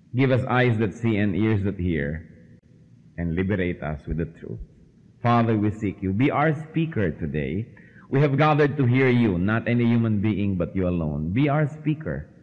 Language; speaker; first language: English; non-native, local second language; Filipino